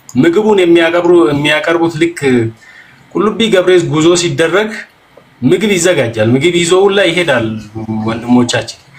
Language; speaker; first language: Amharic; non-native, local second language; Oromo